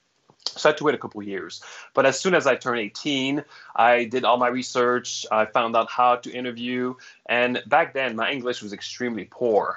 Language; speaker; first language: English; non-native, fluent; French